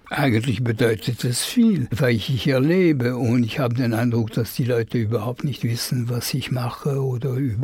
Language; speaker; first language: German; non-native, fluent; French